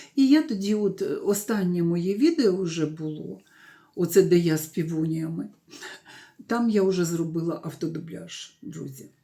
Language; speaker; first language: Ukrainian; non-native, local second language; Russian